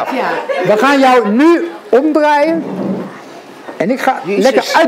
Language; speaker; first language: Dutch; native; Dutch